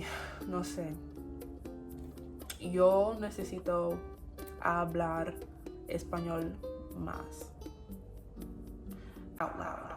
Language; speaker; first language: Spanish; non-native, learner; English